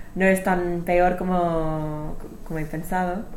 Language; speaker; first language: Spanish; non-native, fluent; English